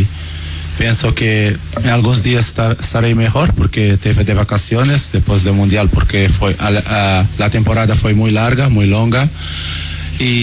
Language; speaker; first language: Spanish; non-native, learner; Portuguese